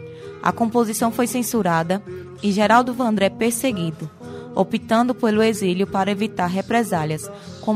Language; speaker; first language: Portuguese; native; Portuguese